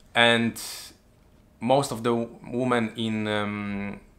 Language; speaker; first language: English; non-native, fluent; Polish